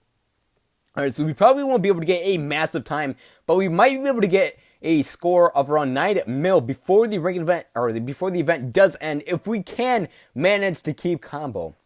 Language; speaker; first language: English; native; English